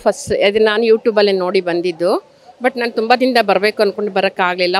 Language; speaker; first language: Kannada; native; Kannada